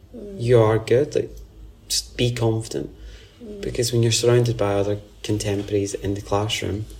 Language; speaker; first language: English; native; English